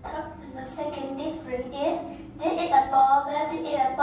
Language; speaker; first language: English; non-native, learner; Vietnamese